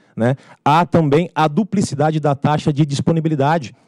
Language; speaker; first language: Portuguese; native; Portuguese